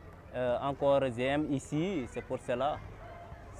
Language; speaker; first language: French; non-native, learner; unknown